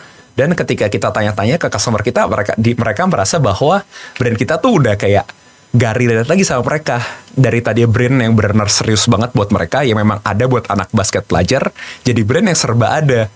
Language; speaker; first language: Indonesian; native; Indonesian